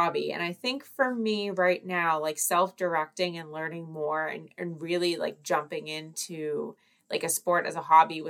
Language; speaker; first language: English; native; English